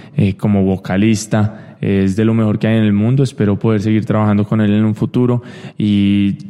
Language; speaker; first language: Spanish; early bilingual, heritage; Spanish